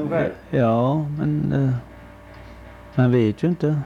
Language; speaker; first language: Swedish; early bilingual, heritage; Swedish